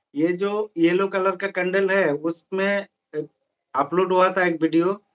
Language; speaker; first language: Hindi; non-native, local second language; Bangla